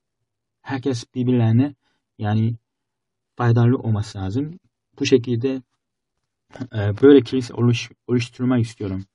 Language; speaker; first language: Turkish; non-native, fluent; Korean